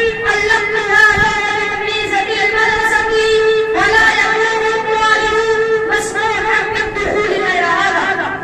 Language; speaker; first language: Arabic; non-native, learner; Urdu